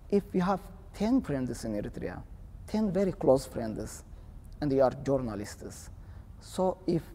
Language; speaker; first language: English; non-native, fluent; Tigrinya